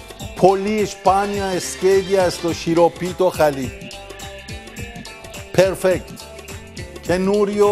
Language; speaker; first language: Greek; non-native, fluent; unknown